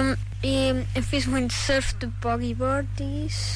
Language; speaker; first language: Portuguese; early bilingual, other home language; Spanish